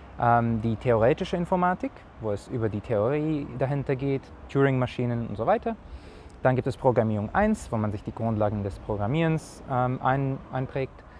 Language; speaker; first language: German; non-native, fluent; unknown